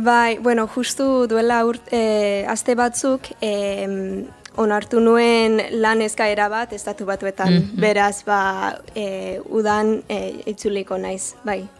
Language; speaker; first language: Basque; non-native, learner; English